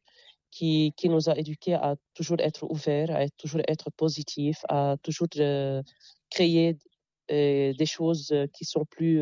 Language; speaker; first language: French; non-native, local second language; Arabic